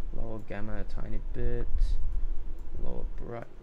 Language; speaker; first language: English; native; English